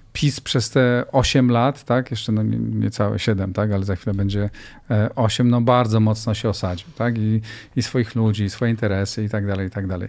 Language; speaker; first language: Polish; native; Polish